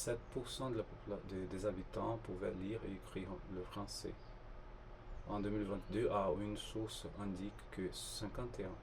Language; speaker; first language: French; non-native, fluent; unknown